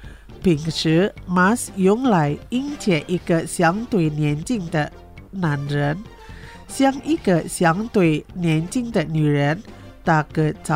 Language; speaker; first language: Chinese; non-native, fluent; Indonesian